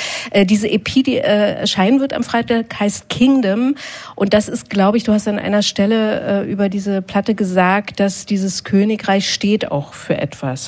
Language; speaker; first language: German; native; German